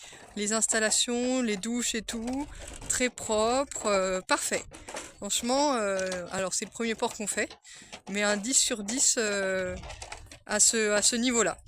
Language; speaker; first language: French; native; French